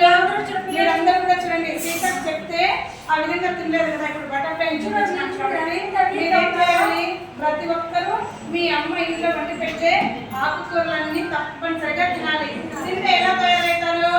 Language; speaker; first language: Telugu; native; Telugu